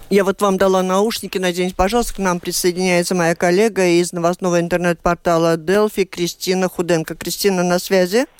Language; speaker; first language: Russian; native; Russian